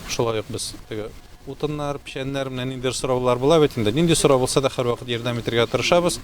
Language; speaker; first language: Tatar; native; Tatar